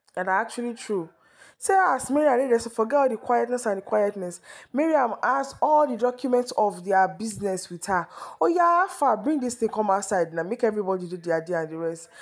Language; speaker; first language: Nigerian Pidgin; non-native, local second language; Yoruba